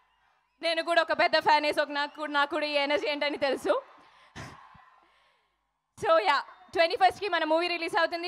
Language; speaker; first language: Telugu; non-native, fluent; Malayalam